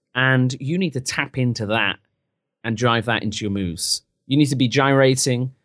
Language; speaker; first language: English; native; English